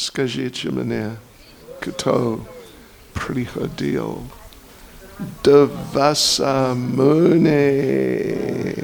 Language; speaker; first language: Russian; non-native, learner; English